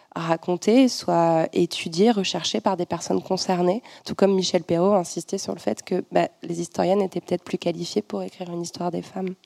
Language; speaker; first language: French; native; French